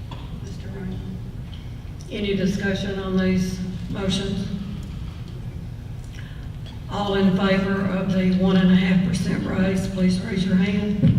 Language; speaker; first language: English; native; English